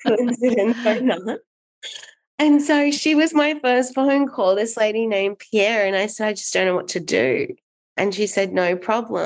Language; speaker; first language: English; native; English